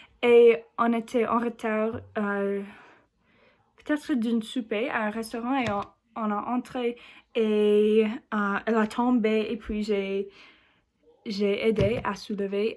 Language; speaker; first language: French; non-native, learner; English